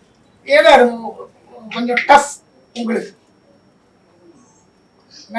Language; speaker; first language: Tamil; non-native, learner; Malayalam